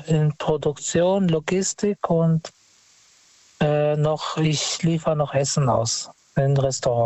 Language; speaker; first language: German; non-native, fluent; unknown